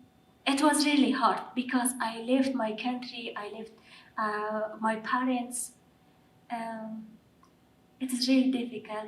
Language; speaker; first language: English; non-native, learner; Persian